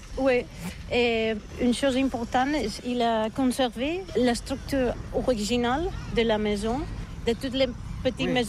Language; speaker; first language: French; non-native, fluent; Catalan